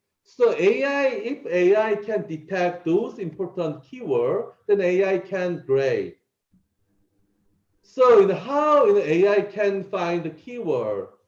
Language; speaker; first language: English; non-native, learner; Korean